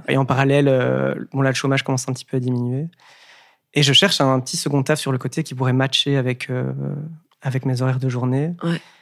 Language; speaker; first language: French; native; French